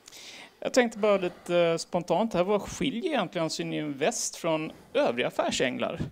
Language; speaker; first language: Swedish; native; Swedish